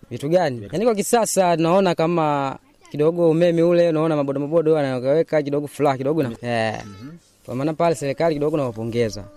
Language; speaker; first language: Swahili; non-native, local second language; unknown